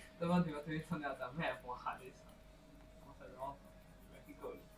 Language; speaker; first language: French; non-native, learner; Chinese